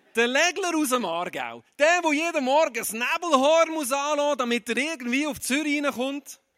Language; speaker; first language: German; native; German